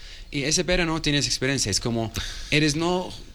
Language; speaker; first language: Spanish; non-native, learner; Arabic